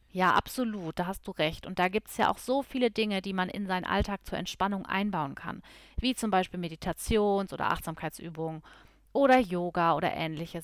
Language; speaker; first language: German; native; German